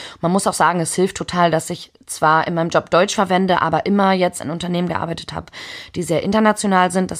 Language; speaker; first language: German; early bilingual, heritage; German